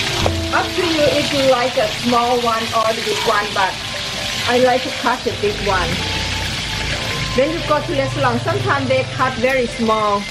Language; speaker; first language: English; non-native, learner; Thai